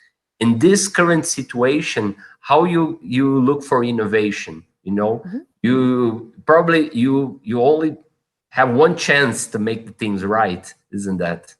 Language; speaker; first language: English; non-native, fluent; Portuguese